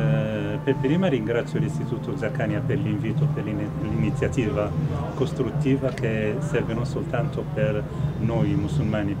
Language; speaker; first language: Italian; non-native, fluent; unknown